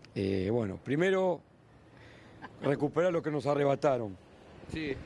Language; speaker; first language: Spanish; native; Spanish